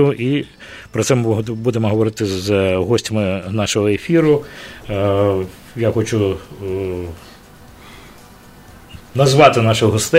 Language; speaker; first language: Ukrainian; native; Ukrainian